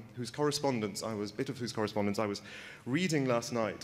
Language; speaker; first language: English; native; English